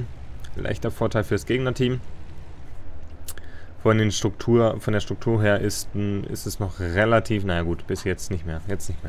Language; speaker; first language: German; native; German